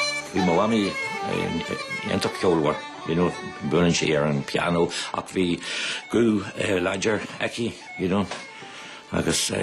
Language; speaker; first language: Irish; non-native, local second language; English